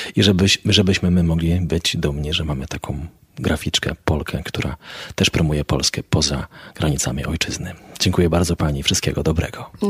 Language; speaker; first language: Polish; native; Polish